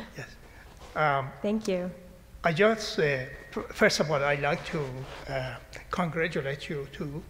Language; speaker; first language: English; non-native, fluent; Persian